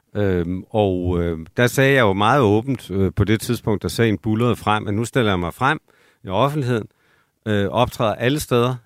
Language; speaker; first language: Danish; native; Danish